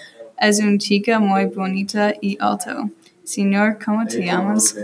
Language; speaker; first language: Spanish; non-native, learner; English